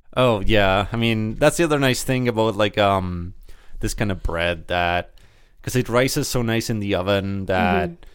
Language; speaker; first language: English; early bilingual, other home language; Spanish